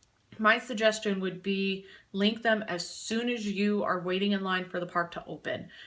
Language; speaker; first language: English; native; English